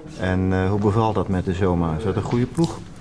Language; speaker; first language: Dutch; native; Dutch